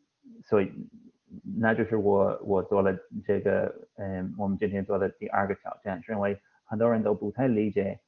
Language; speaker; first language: Chinese; non-native, fluent; English